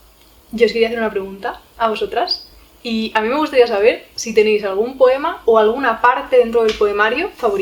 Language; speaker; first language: Spanish; native; Spanish